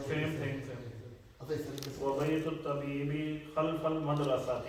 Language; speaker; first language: Arabic; non-native, fluent; Urdu